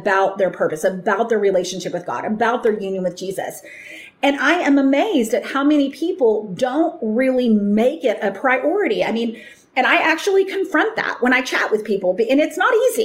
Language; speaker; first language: English; native; English